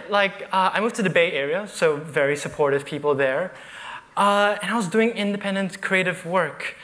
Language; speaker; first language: English; native; English